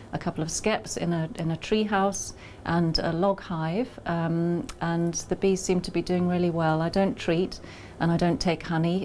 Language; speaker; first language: English; non-native, fluent; Dutch